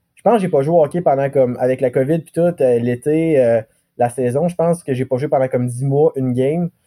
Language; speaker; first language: French; native; French